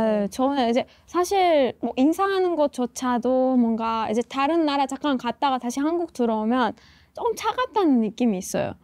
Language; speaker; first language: Korean; non-native, fluent; Persian